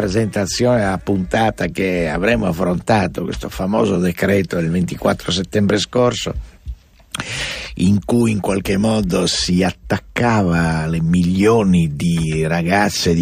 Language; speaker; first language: Italian; native; Italian